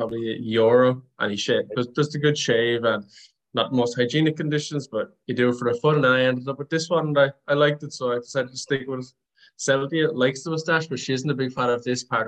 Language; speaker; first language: English; native; English